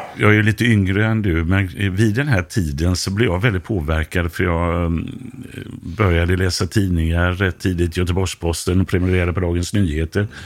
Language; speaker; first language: Swedish; native; Swedish